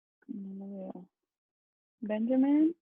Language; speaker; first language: Spanish; early bilingual, other home language; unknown